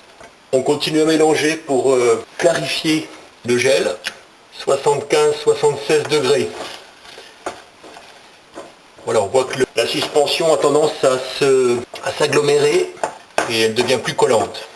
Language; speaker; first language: French; native; French